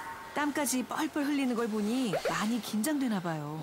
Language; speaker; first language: Korean; native; Korean